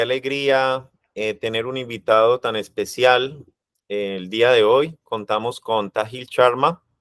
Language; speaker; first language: Spanish; native; Spanish